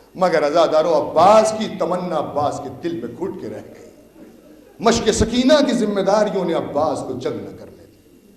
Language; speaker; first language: Urdu; native; Urdu